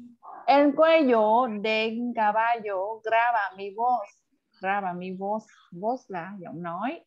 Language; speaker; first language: Spanish; non-native, fluent; Vietnamese